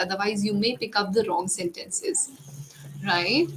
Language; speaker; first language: English; non-native, local second language; Hindi